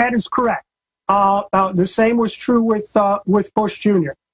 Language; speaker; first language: English; native; English